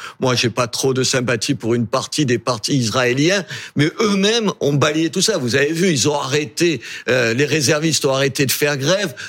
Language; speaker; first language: French; native; French